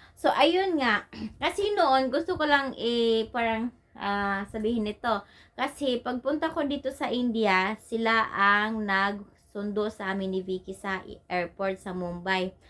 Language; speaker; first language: Filipino; non-native, local second language; Cebuano